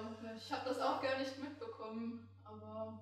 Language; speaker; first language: German; native; German